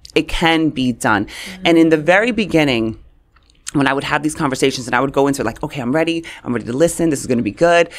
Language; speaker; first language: English; native; English